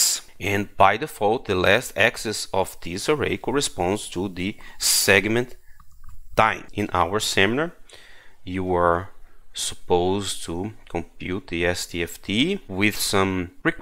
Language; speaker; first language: English; non-native, fluent; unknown